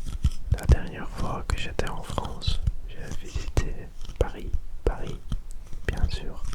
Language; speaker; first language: French; non-native, learner; Dutch